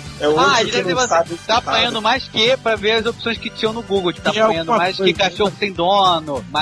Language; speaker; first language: Portuguese; native; Portuguese